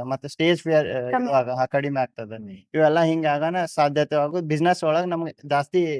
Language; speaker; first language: Kannada; native; Kannada